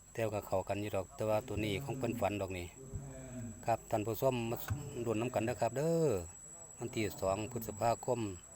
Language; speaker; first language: Thai; native; Thai